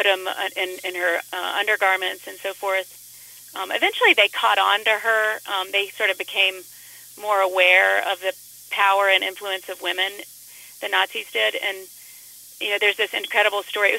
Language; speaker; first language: English; native; English